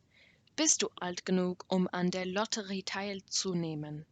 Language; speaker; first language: German; non-native, learner; English